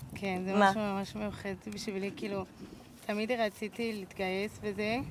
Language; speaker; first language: Hebrew; non-native, learner; Portuguese